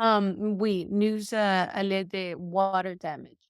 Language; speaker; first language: French; non-native, learner; English